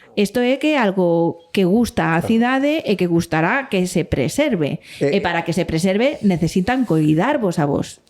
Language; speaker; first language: Galician; non-native, local second language; Spanish